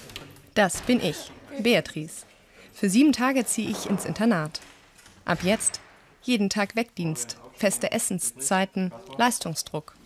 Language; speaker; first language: German; native; German